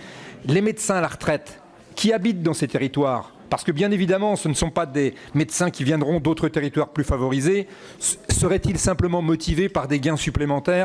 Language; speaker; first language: French; native; French